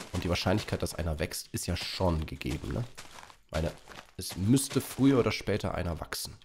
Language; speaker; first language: German; native; German